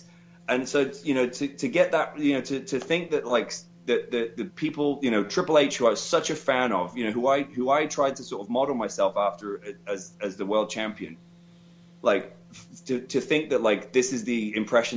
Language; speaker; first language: English; native; English